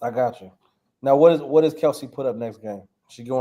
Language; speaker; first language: English; native; English